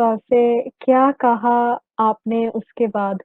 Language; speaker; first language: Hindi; non-native, learner; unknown